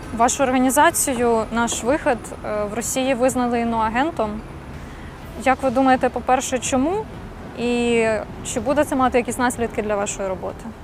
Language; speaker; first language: Ukrainian; native; Ukrainian